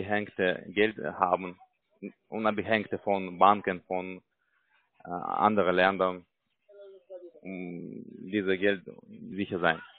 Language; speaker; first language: German; non-native, learner; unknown